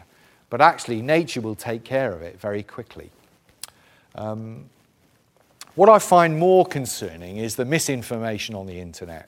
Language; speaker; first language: English; native; English